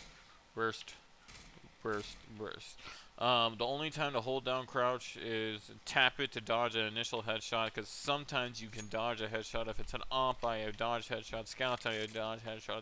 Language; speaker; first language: English; native; English